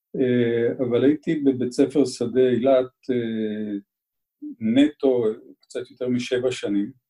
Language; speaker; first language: Hebrew; native; Hebrew